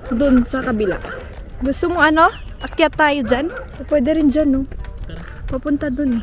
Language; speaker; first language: Filipino; native; Filipino